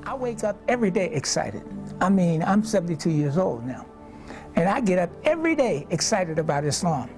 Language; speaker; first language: English; native; English